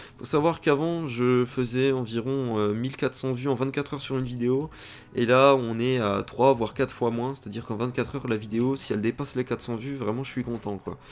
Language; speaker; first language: French; native; French